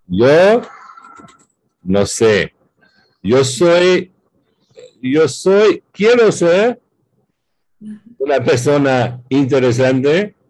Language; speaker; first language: Spanish; non-native, learner; English